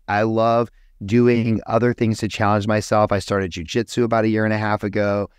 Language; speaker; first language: English; native; English